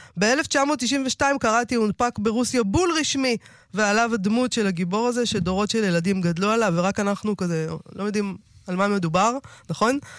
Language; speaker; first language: Hebrew; native; Hebrew